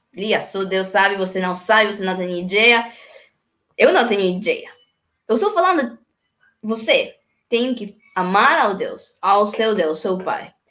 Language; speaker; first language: Portuguese; non-native, learner; Spanish